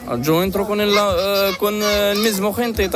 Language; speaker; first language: Spanish; non-native, learner; Arabic